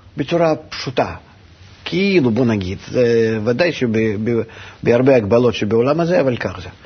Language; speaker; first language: Hebrew; non-native, fluent; Russian